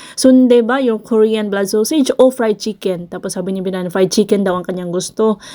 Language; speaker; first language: Filipino; non-native, local second language; Cebuano